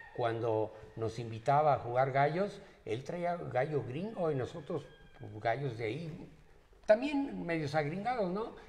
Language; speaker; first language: Spanish; native; Spanish